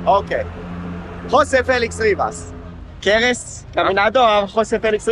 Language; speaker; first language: Spanish; non-native, learner; English